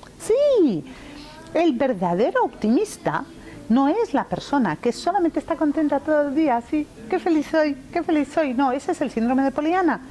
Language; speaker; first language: Spanish; early bilingual, other home language; English